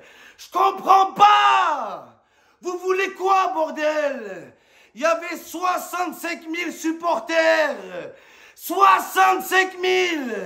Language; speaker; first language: French; native; French